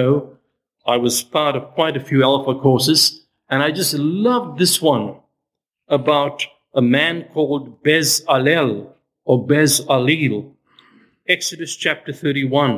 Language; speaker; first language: English; native; English